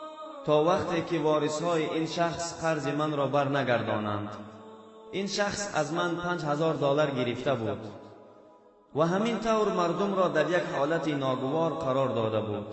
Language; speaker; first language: Persian; non-native, local second language; Tajik